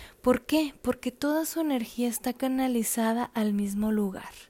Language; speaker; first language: Spanish; native; Spanish